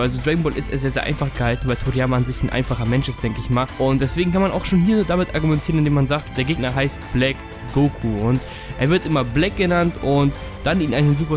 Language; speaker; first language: German; native; German